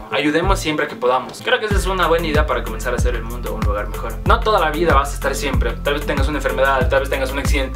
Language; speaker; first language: Spanish; native; Spanish